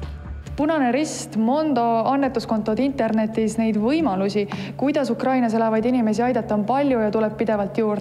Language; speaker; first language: Estonian; native; Estonian